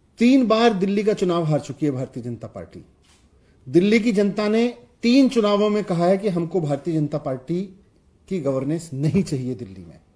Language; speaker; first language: Hindi; native; Hindi